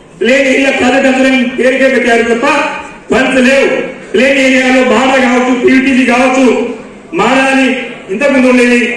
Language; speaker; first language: Telugu; non-native, local second language; Lambadi